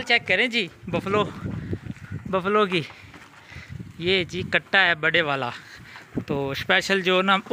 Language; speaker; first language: Hindi; non-native, local second language; Punjabi